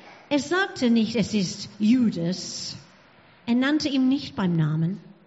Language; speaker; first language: German; non-native, fluent; English